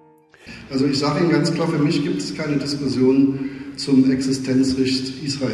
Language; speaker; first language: German; native; German